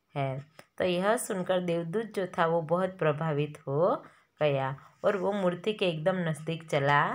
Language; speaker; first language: Hindi; non-native, local second language; Gujarati